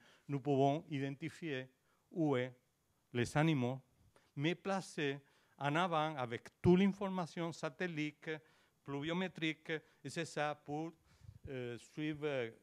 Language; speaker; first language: French; non-native, learner; Spanish